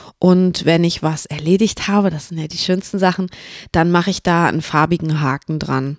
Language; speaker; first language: German; native; German